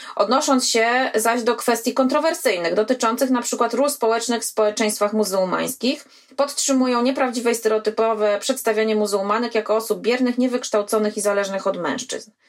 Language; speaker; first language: Polish; native; Polish